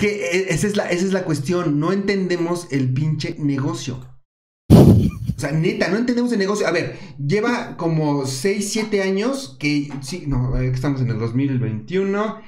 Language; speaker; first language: Spanish; native; Spanish